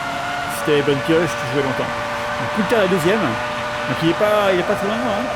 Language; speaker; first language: French; native; French